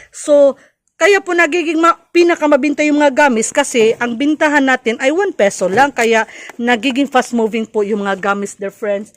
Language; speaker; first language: Filipino; non-native, local second language; Cebuano